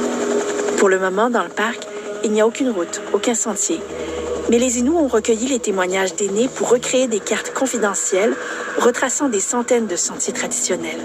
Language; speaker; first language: French; native; French